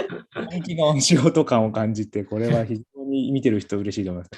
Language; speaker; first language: Japanese; native; Japanese